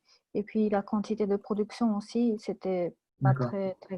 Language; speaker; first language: French; non-native, fluent; Japanese